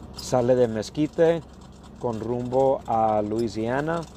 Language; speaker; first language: Spanish; early bilingual, heritage; Spanish